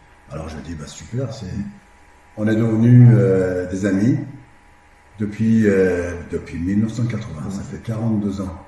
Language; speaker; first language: French; non-native, fluent; Persian